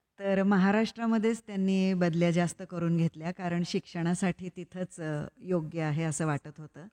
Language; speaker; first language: Marathi; non-native, local second language; Kannada